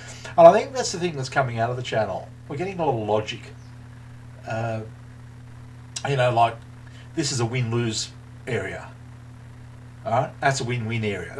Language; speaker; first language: English; native; English